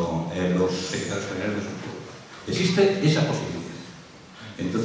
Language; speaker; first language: Spanish; native; Spanish